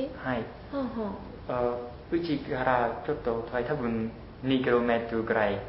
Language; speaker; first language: Japanese; non-native, learner; Khmer